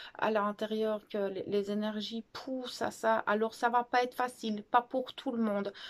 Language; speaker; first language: French; native; French